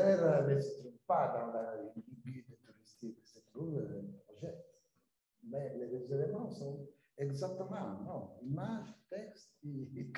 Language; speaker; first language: French; non-native, learner; Italian